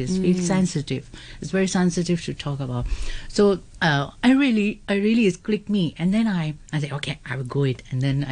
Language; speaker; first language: English; non-native, local second language; Urdu